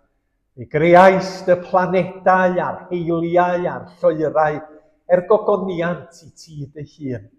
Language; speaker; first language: Welsh; native; Welsh